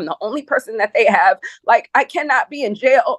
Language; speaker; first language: English; native; English